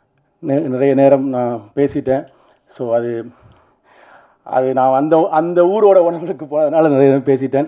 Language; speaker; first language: Tamil; native; Tamil